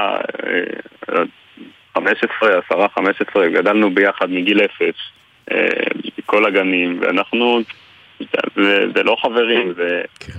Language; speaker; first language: Hebrew; native; Hebrew